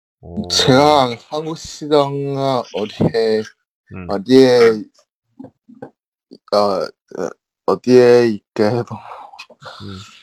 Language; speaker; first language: Korean; non-native, learner; Chinese